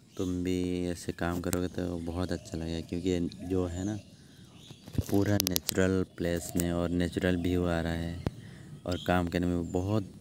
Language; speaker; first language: Hindi; non-native, local second language; Odia